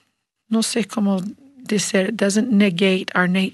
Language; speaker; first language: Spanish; non-native, learner; English